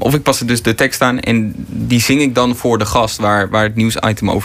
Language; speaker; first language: Dutch; native; Dutch